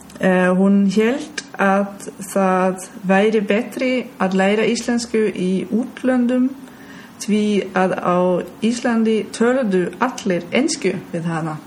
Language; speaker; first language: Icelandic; non-native, learner; German